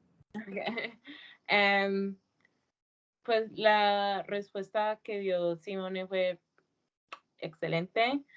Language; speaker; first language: Spanish; early bilingual, heritage; English